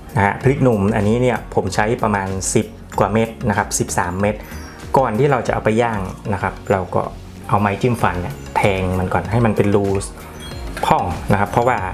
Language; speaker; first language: Thai; non-native, local second language; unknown